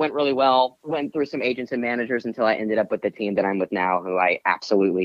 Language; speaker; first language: English; native; English